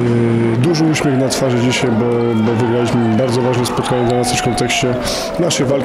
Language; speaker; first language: Polish; native; Polish